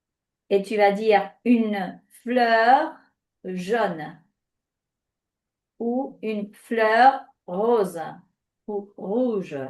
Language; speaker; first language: French; non-native, fluent; Spanish